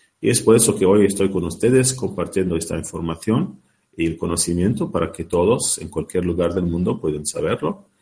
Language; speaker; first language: Spanish; non-native, learner; Arabic